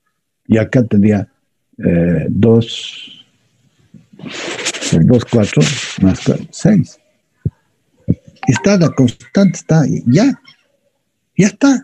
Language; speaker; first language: Spanish; native; Spanish